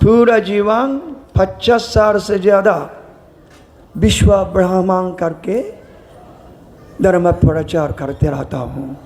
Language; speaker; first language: Hindi; non-native, learner; Japanese